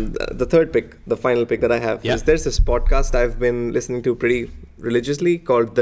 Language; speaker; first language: English; non-native, local second language; Hindi